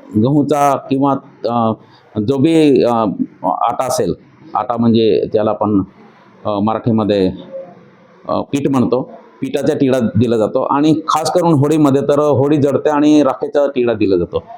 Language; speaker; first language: Marathi; non-native, local second language; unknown